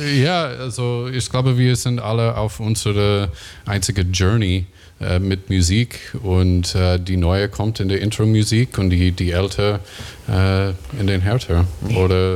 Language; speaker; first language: German; non-native, learner; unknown